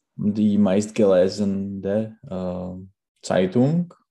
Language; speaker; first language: German; non-native, learner; Czech